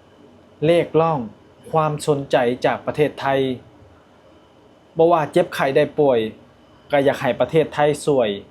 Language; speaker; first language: Thai; non-native, local second language; Lao